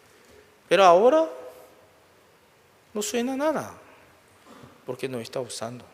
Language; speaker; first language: Spanish; non-native, learner; Korean